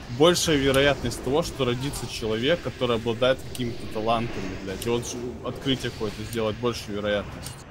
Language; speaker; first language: Russian; native; Russian